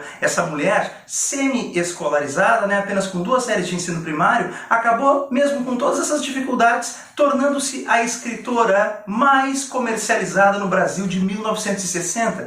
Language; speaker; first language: Portuguese; native; Portuguese